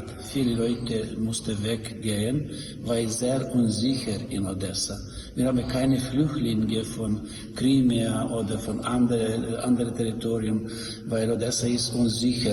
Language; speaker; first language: German; non-native, learner; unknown